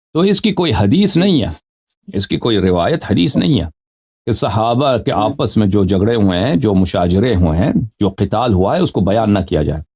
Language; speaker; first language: Urdu; non-native, fluent; Persian